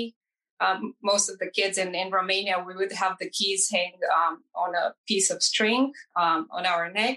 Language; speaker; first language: English; non-native, fluent; Romanian